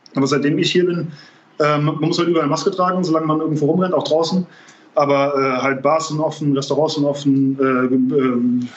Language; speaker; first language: German; native; German